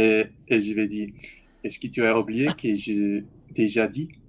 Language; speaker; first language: French; non-native, learner; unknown